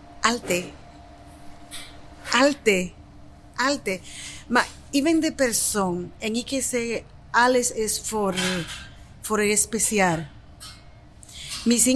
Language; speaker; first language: Dutch; non-native, learner; Spanish